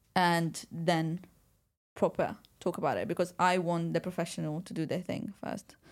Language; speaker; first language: English; non-native, fluent; Italian